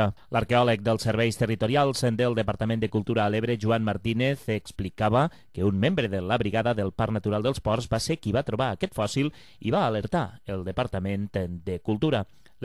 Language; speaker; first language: Catalan; native; Catalan